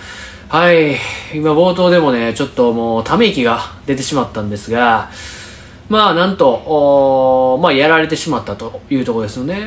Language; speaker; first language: Japanese; native; Japanese